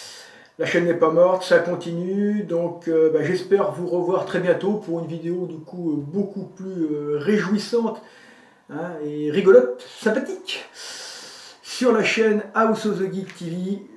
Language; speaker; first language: French; native; French